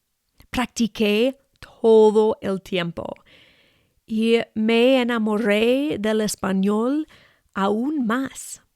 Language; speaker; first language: Spanish; non-native, fluent; English